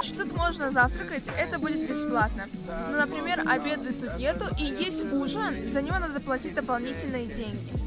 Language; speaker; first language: Russian; non-native, local second language; Azerbaijani